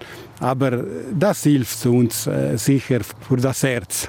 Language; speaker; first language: German; non-native, local second language; Italian